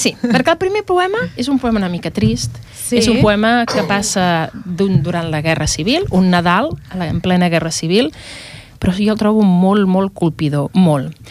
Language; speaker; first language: Catalan; native; Catalan